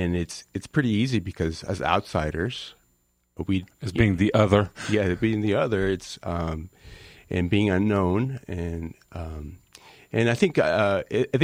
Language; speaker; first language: English; non-native, fluent; Spanish